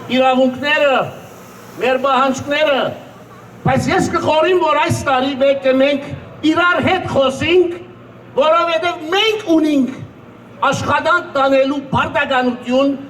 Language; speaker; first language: Armenian; early bilingual, other home language; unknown